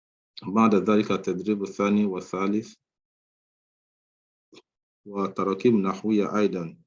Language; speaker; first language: Arabic; non-native, fluent; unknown